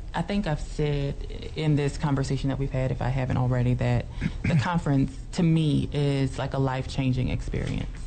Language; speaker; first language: English; native; English